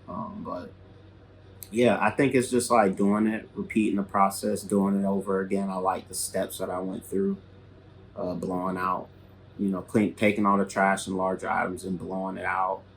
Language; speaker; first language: English; native; English